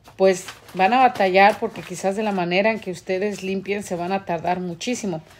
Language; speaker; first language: Spanish; native; Spanish